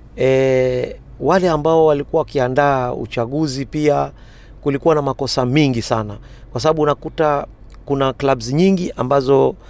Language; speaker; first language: Swahili; native; Swahili